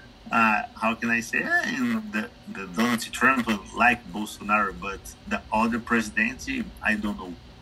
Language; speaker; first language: English; non-native, learner; Portuguese